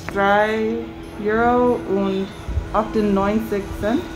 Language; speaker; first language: German; non-native, learner; English